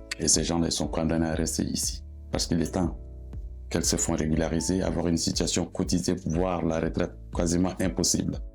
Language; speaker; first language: French; non-native, local second language; Bambara